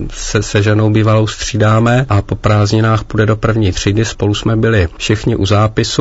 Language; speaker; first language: Czech; native; Czech